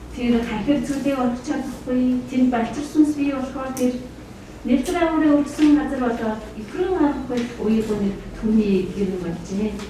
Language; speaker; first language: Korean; non-native, fluent; Mongolian